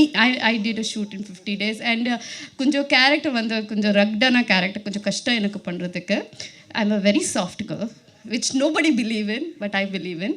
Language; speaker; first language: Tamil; non-native, learner; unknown